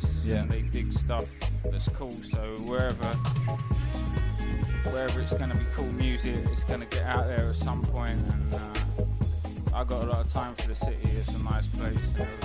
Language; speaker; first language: English; native; English